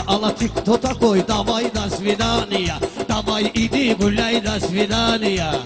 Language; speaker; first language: Russian; non-native, local second language; Talysh